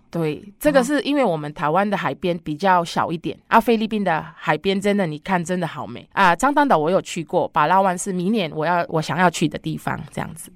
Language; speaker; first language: Chinese; non-native, fluent; Filipino